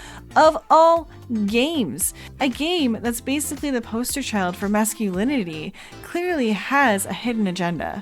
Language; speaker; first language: English; native; English